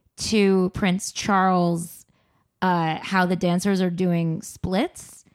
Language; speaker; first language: English; native; English